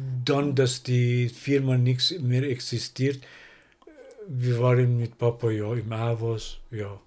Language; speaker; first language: German; non-native, learner; Persian